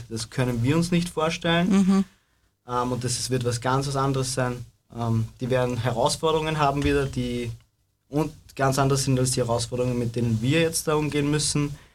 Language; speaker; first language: German; native; German